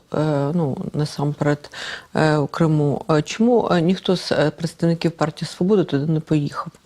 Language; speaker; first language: Ukrainian; non-native, local second language; Russian